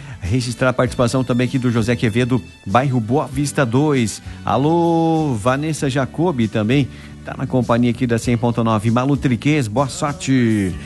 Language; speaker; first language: Portuguese; native; Portuguese